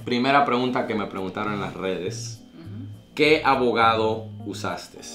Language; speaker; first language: Spanish; early bilingual, heritage; Spanish